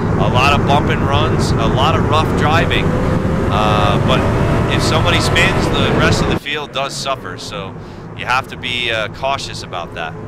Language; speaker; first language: English; native; English